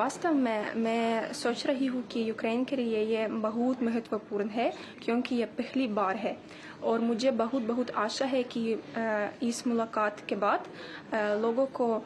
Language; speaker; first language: Hindi; non-native, fluent; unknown